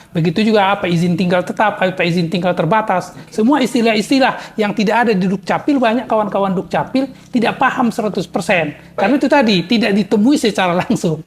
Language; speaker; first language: Indonesian; native; Indonesian